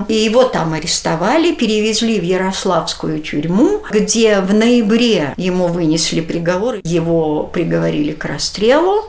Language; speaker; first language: Russian; native; Russian